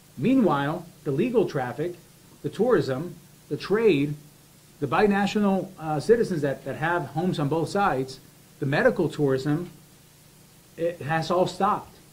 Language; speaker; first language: English; early bilingual, other home language; Spanish